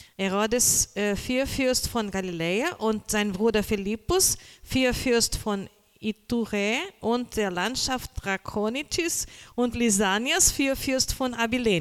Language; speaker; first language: German; non-native, learner; Portuguese